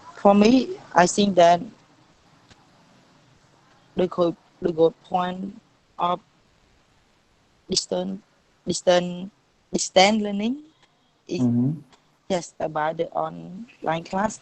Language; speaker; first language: English; non-native, learner; Khmer